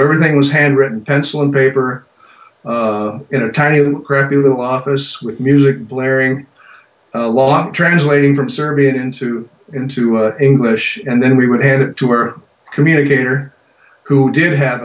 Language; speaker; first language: English; native; English